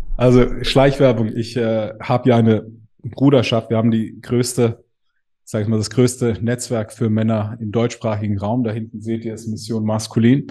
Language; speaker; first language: German; native; German